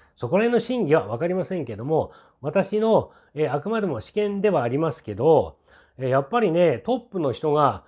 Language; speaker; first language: Japanese; native; Japanese